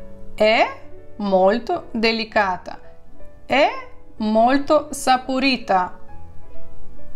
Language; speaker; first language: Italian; non-native, fluent; Ukrainian